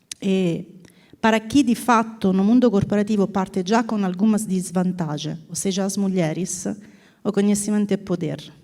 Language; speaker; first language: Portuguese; non-native, learner; Italian